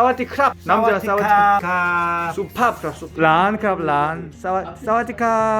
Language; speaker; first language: Thai; non-native, learner; Korean